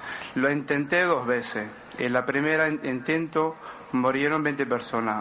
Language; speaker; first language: Spanish; non-native, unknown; Arabic